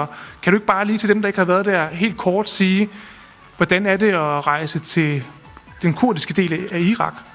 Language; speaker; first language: Danish; native; Danish